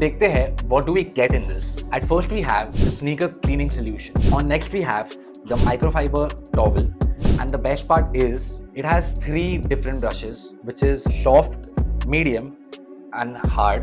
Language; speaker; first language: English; non-native, local second language; Hindi